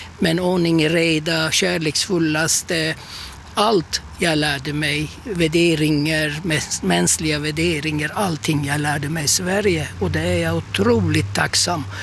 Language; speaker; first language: Swedish; non-native, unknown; Turkish